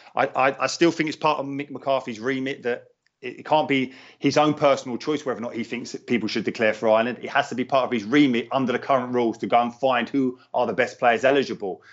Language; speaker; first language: English; native; English